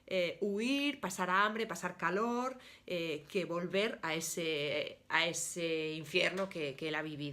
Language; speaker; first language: Spanish; native; Spanish